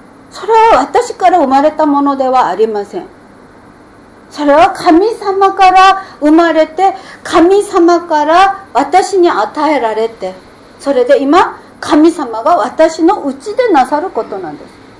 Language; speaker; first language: Japanese; non-native, fluent; Korean